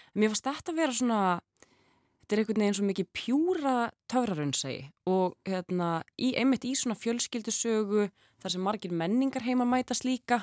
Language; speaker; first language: Icelandic; native; Icelandic